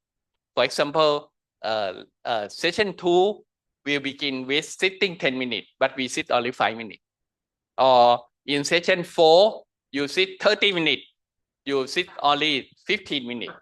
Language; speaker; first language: English; non-native, learner; Thai